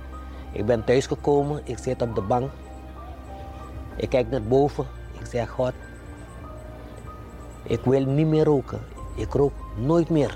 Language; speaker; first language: Dutch; non-native, local second language; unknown